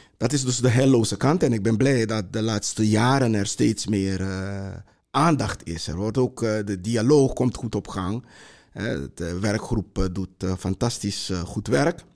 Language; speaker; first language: Dutch; non-native, local second language; Sranan Tongo